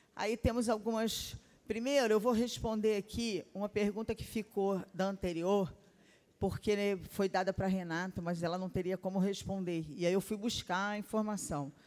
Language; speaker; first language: Portuguese; native; Portuguese